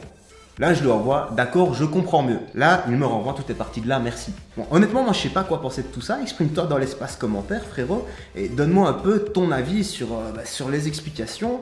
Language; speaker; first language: French; native; French